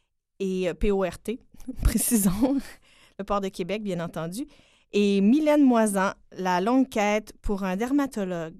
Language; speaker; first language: French; native; French